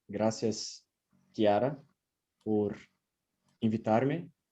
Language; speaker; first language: Spanish; non-native, learner; Portuguese